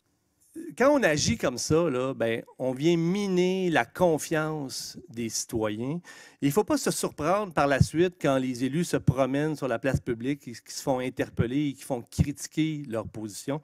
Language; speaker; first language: French; native; French